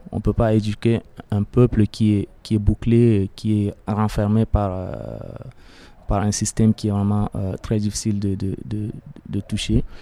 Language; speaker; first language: French; non-native, fluent; Arabic